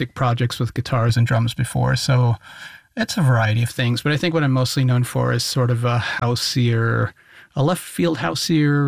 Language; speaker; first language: English; early bilingual, other home language; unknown